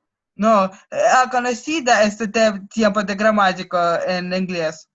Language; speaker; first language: Spanish; non-native, learner; Russian